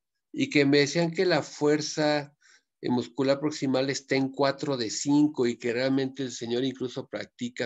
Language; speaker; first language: Spanish; native; Spanish